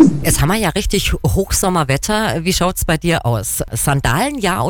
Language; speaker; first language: German; native; German